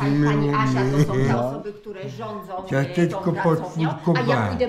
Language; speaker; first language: Polish; native; Polish